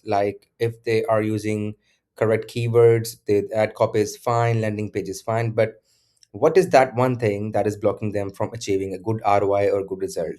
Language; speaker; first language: English; non-native, local second language; Urdu